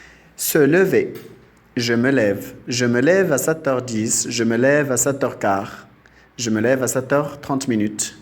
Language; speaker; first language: French; non-native, local second language; Arabic